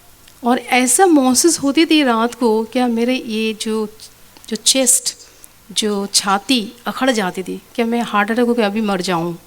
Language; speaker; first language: Hindi; non-native, local second language; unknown